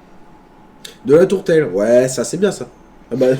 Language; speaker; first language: French; native; French